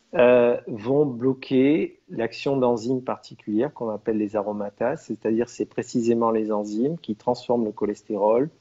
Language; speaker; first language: French; native; French